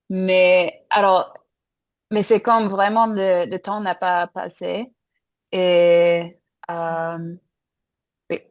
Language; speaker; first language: French; non-native, fluent; English